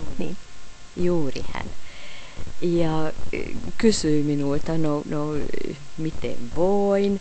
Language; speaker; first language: Finnish; non-native, fluent; Hungarian